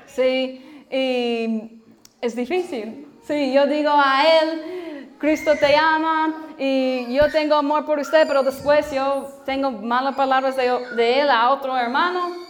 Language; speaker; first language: Spanish; non-native, learner; English